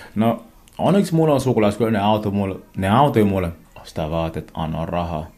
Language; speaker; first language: Finnish; non-native, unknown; Portuguese